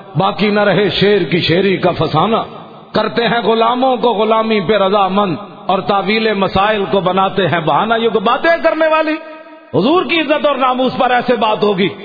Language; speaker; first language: Urdu; native; Urdu